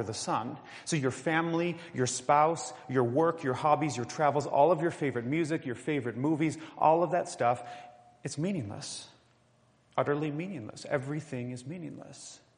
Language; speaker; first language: English; native; English